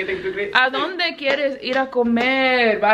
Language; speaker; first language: Spanish; early bilingual, heritage; Spanish